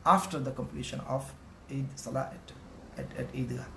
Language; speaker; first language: English; non-native, local second language; Urdu